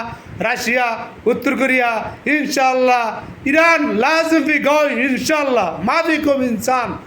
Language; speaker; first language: Arabic; non-native, learner; Bangla